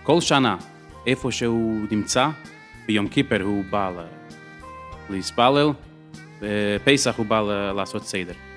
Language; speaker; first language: Hebrew; early bilingual, heritage; English